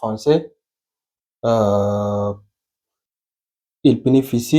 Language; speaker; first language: French; non-native, learner; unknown